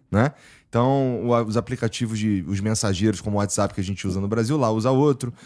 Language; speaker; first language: Portuguese; native; Portuguese